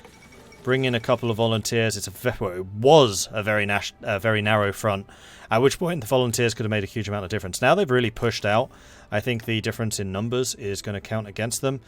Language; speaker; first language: English; native; English